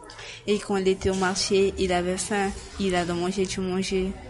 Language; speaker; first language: French; non-native, learner; Portuguese